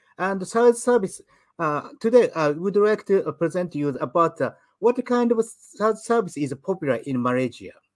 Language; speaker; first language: English; non-native, learner; Japanese